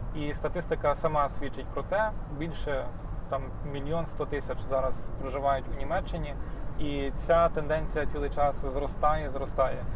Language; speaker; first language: Ukrainian; native; Ukrainian